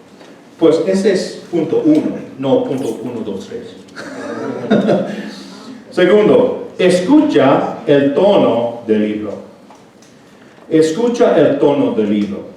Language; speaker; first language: Spanish; non-native, fluent; English